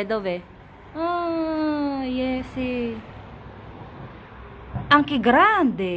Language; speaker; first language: Italian; non-native, learner; Filipino